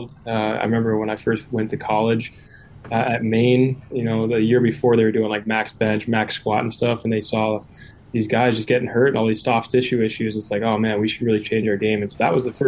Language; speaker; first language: English; native; English